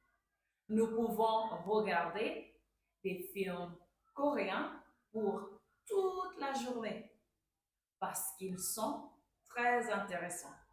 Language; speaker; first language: French; non-native, fluent; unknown